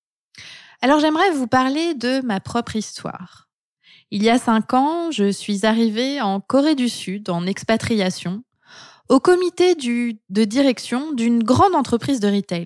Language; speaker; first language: French; native; French